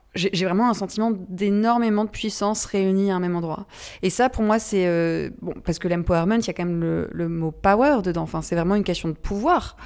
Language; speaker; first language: French; native; French